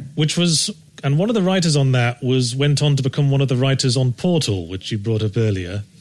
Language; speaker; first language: English; native; English